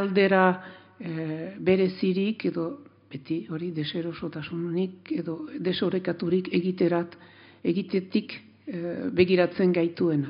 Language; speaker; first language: Basque; native; Basque